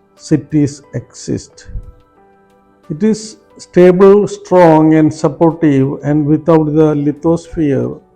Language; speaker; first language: English; non-native, local second language; Malayalam